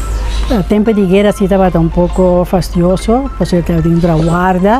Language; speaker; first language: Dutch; non-native, local second language; Papiamento